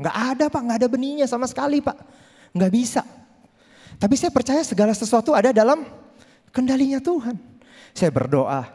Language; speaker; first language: Indonesian; native; Indonesian